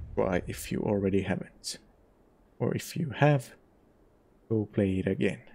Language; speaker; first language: English; non-native, fluent; Finnish